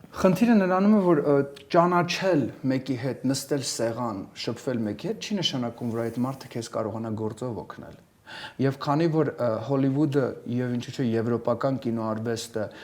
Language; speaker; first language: Armenian; early bilingual, heritage; Armenian